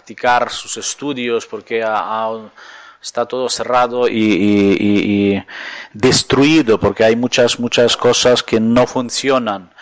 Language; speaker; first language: Spanish; non-native, fluent; Ukrainian